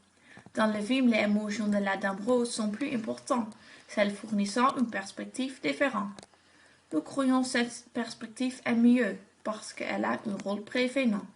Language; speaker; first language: French; non-native, learner; Dutch